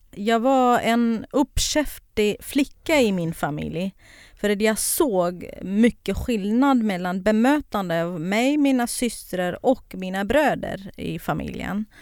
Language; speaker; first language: Swedish; non-native, fluent; Kurdish